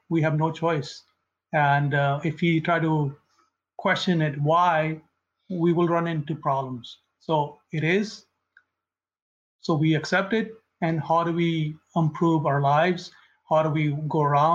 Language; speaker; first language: English; non-native, local second language; Punjabi